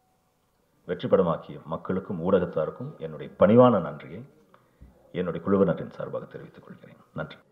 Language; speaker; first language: Tamil; native; Tamil